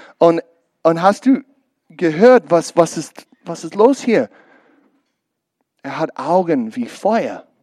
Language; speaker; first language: German; non-native, learner; English